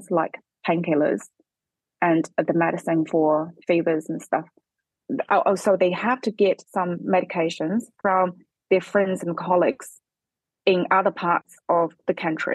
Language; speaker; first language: English; non-native, fluent; Chinese